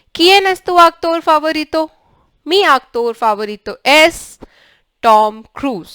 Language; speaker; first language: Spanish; non-native, learner; English